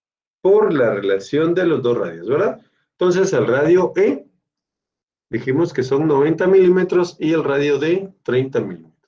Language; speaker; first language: Spanish; native; Spanish